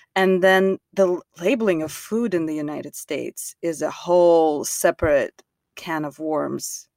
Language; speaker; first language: English; non-native, fluent; Russian